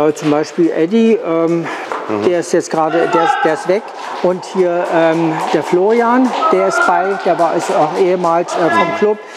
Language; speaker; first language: German; native; German